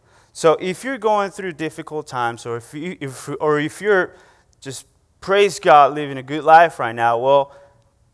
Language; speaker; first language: English; non-native, fluent; Spanish